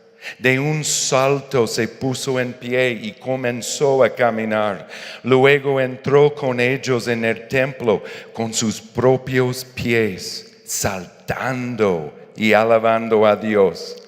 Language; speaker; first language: Spanish; non-native, fluent; English